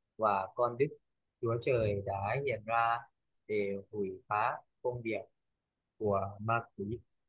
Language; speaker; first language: Vietnamese; non-native, learner; Lao